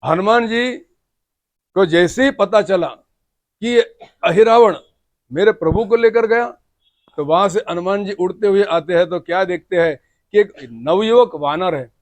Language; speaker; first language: Hindi; non-native, local second language; Marathi